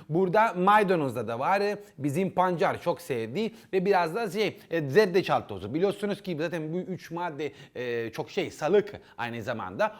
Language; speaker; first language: Turkish; non-native, learner; Italian